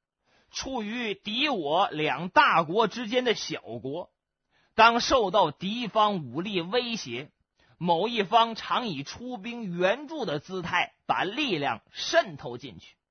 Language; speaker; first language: Chinese; native; Chinese